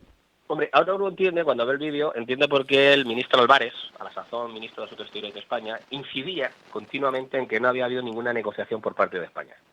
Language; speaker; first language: Spanish; native; Spanish